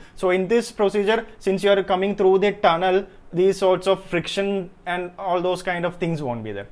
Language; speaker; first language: English; non-native, local second language; Malayalam